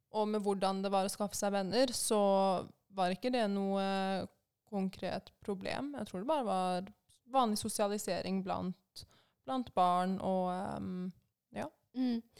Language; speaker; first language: Norwegian; early bilingual, other home language; Persian